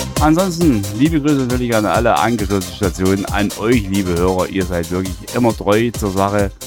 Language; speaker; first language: German; native; German